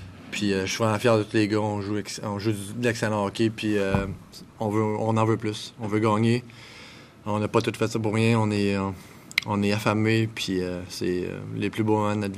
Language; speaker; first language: French; native; French